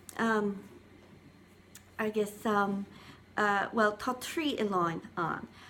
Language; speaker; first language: Irish; non-native, learner; English